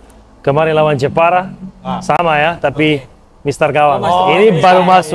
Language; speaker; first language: Indonesian; non-native, fluent; Serbian